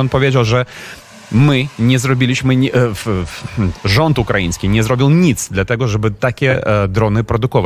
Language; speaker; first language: Polish; non-native, fluent; Ukrainian